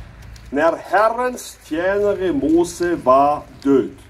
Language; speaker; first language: Swedish; non-native, learner; German